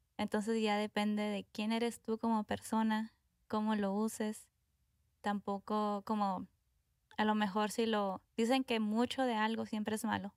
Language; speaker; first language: Spanish; early bilingual, heritage; Spanish